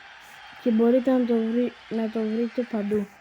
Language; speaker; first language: Greek; native; Greek